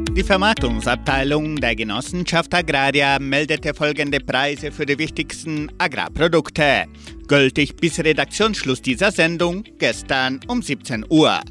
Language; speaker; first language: German; early bilingual, heritage; German